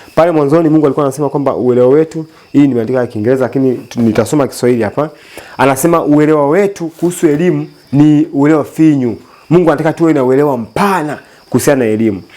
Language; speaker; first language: Swahili; native; Swahili